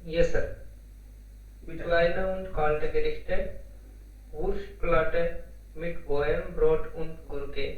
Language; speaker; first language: German; non-native, learner; Hindi